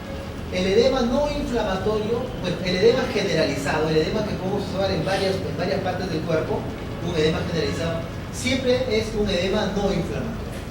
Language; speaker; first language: Spanish; native; Spanish